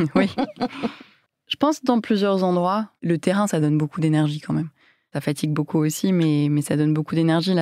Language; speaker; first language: French; native; French